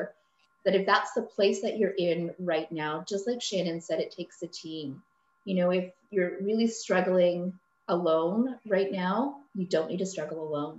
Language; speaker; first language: English; native; English